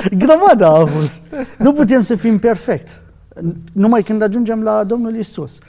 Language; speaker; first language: Romanian; non-native, learner; Arabic